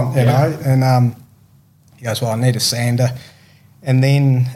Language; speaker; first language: English; native; English